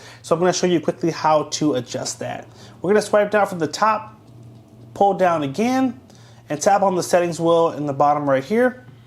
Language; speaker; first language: English; native; English